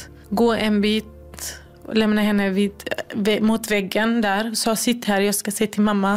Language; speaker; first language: Swedish; non-native, fluent; Kurdish